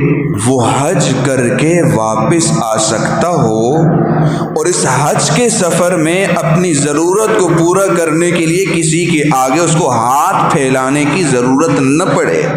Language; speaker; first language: Urdu; native; Urdu